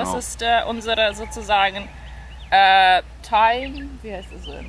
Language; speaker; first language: German; non-native, fluent; Russian